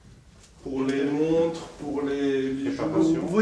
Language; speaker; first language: French; non-native, learner; German